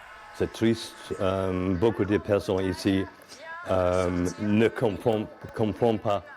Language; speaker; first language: French; non-native, fluent; English